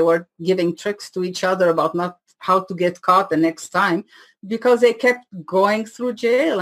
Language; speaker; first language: English; non-native, fluent; French